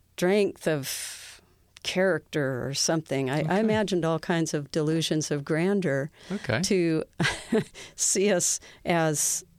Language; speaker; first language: English; native; English